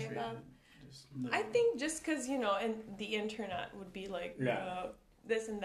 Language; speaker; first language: English; non-native, local second language; Cebuano